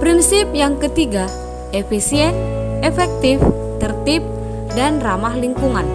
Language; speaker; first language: Indonesian; native; Indonesian